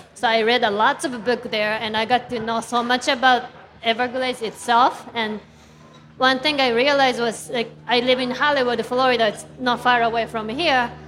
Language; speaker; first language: English; non-native, fluent; Japanese